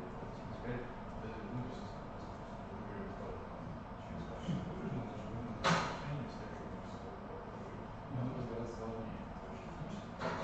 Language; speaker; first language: Russian; native; Russian